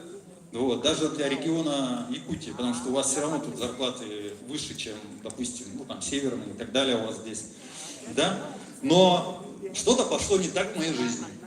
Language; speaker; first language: Russian; native; Russian